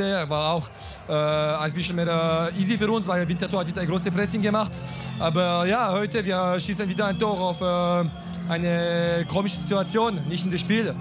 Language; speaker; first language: German; non-native, learner; French